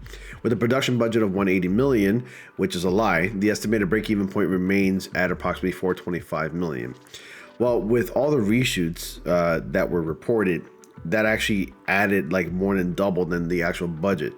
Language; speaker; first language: English; native; English